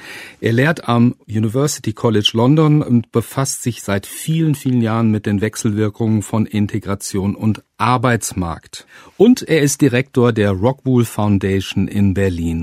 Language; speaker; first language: German; native; German